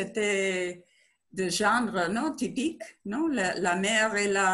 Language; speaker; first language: French; non-native, learner; Spanish